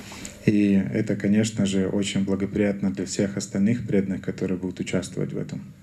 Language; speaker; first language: Russian; native; Russian